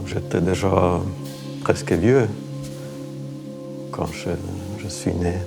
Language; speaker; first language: French; non-native, fluent; Estonian